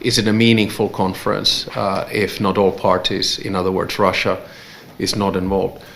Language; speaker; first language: English; non-native, fluent; Finnish